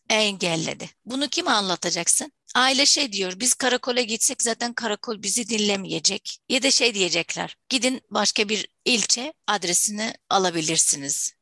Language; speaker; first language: Turkish; non-native, fluent; Arabic